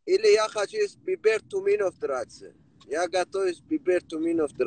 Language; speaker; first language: Russian; non-native, local second language; Persian